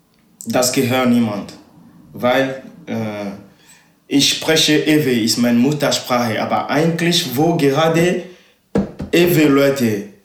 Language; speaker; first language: German; non-native, learner; Ewe